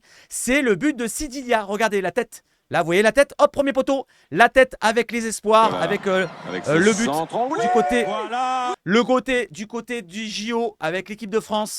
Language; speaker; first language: French; native; French